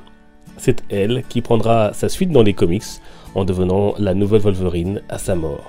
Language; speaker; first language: French; native; French